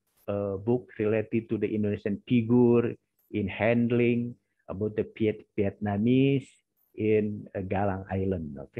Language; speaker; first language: English; non-native, learner; Indonesian